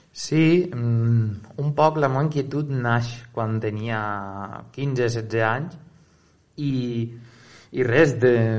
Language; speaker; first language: Catalan; native; Catalan